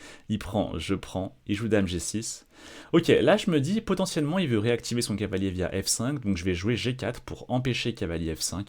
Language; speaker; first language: French; native; French